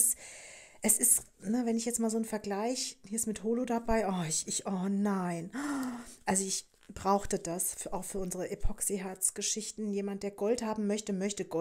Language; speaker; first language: German; native; German